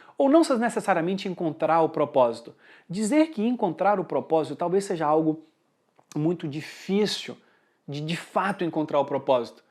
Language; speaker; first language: Portuguese; early bilingual, heritage; Portuguese